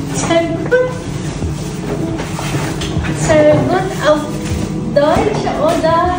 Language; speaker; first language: German; non-native, learner; Filipino